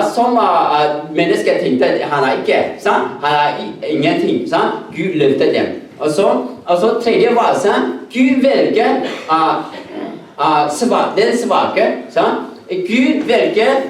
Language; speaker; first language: Norwegian; non-native, learner; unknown